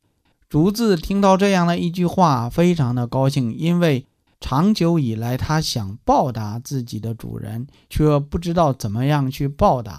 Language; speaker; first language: Chinese; native; Chinese